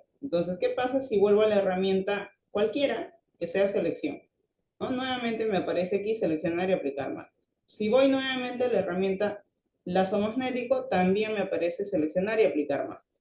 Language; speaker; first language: Spanish; native; Spanish